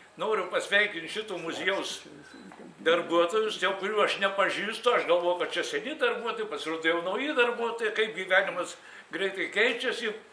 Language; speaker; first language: Lithuanian; native; Lithuanian